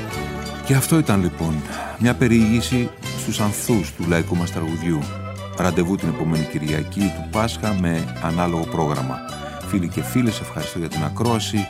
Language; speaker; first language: Greek; native; Greek